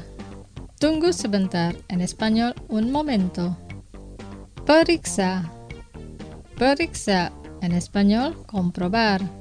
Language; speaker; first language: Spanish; non-native, fluent; Indonesian